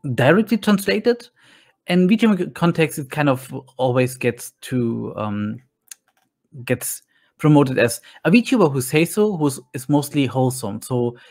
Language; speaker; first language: English; non-native, fluent; German